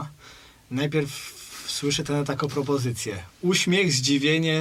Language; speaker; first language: Polish; native; Polish